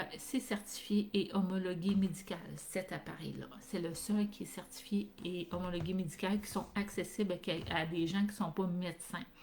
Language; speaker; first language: French; native; French